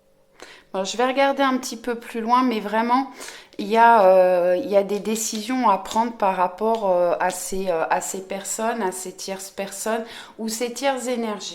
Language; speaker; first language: French; native; French